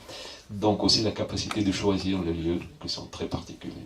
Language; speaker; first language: French; non-native, fluent; Russian